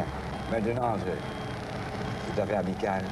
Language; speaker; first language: French; native; French